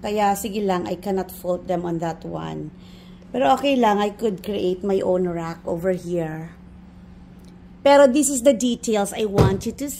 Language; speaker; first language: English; non-native, local second language; Hiligaynon